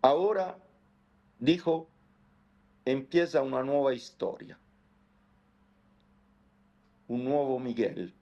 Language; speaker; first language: Spanish; non-native, fluent; Italian